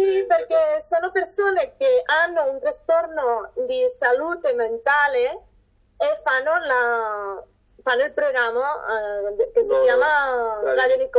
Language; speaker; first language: Italian; non-native, fluent; Catalan